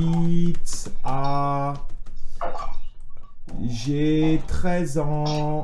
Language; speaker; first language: French; native; French